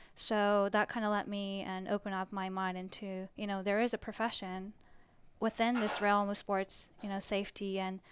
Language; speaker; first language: English; early bilingual, other home language; Japanese